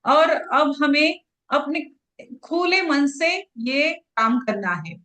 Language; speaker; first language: Hindi; non-native, local second language; Marathi